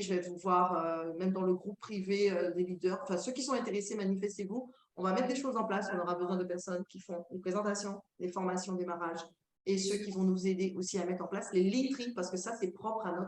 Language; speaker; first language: French; native; French